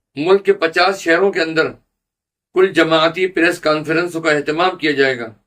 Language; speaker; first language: Urdu; native; Urdu